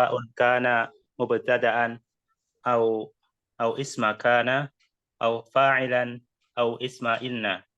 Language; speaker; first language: Arabic; non-native, learner; Indonesian